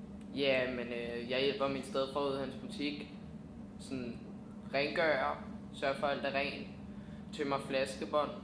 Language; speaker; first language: Danish; native; Danish